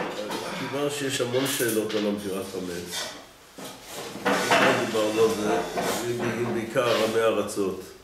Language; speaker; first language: Hebrew; native; Hebrew